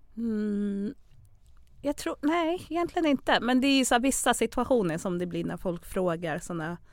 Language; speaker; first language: Swedish; early bilingual, other home language; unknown